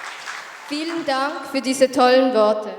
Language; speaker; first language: German; early bilingual, other home language; Tamil